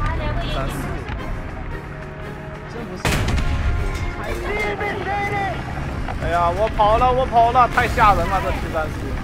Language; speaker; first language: Chinese; native; Chinese